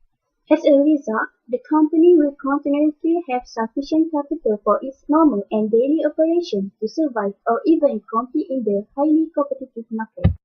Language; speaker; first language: English; non-native, learner; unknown